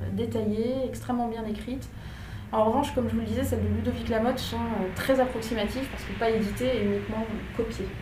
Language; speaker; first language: French; native; French